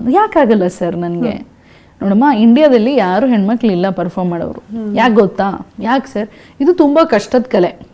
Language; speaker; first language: Kannada; native; Kannada